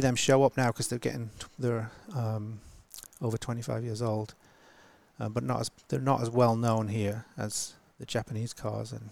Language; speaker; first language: English; native; English